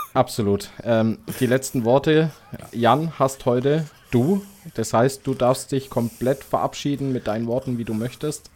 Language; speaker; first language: German; native; German